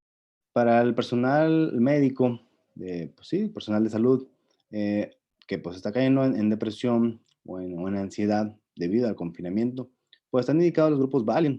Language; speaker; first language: Spanish; native; Spanish